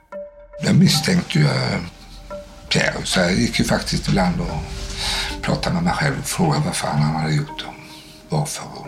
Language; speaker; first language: Swedish; native; Swedish